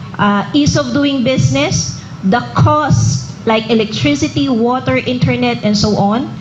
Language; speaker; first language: English; non-native, local second language; Filipino